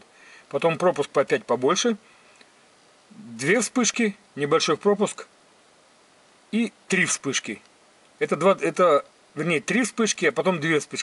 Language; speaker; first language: Russian; native; Russian